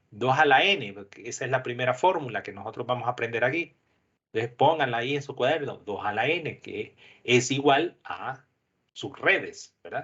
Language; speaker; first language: Spanish; native; Spanish